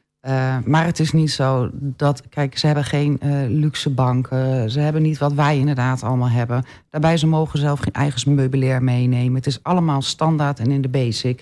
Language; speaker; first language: Dutch; native; Dutch